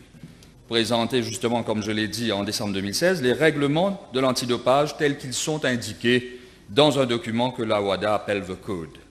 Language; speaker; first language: French; non-native, local second language; Morisyen